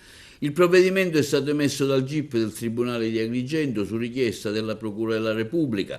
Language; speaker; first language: Italian; native; Italian